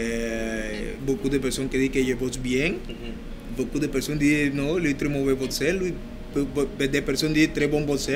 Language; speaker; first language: French; non-native, learner; Spanish